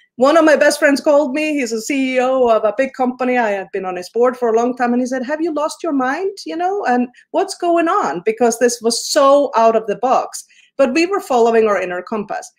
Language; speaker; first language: English; non-native, fluent; Icelandic